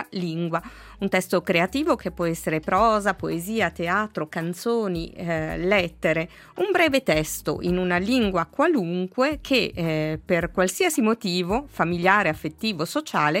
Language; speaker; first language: Italian; native; Italian